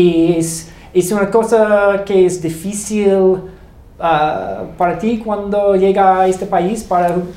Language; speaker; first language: Spanish; non-native, learner; English